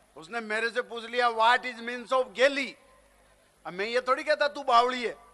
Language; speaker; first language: Hindi; native; Hindi